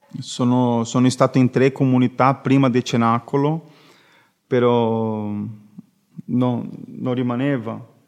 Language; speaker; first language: Italian; non-native, learner; Portuguese